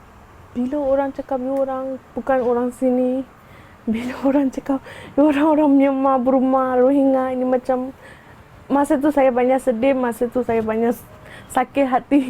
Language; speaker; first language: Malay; non-native, fluent; Rohingya